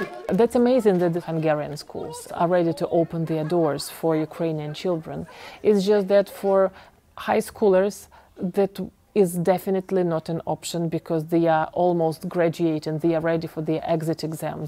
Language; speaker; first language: English; non-native, fluent; Ukrainian